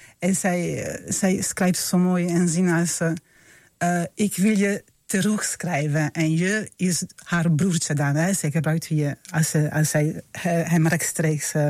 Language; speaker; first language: Dutch; non-native, fluent; Italian